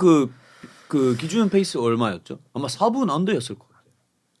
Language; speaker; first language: Korean; non-native, fluent; English